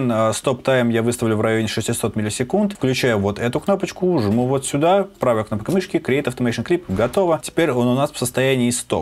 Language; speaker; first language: Russian; native; Russian